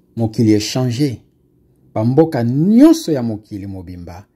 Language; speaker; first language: French; non-native, local second language; Lingala